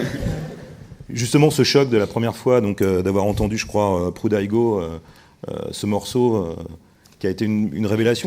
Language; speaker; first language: French; native; French